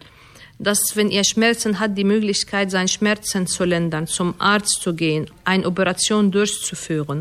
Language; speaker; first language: German; non-native, fluent; Arabic